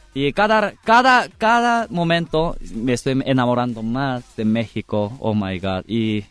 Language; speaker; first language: Spanish; non-native, fluent; Korean